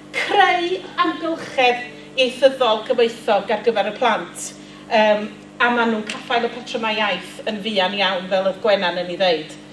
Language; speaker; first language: Welsh; native; Welsh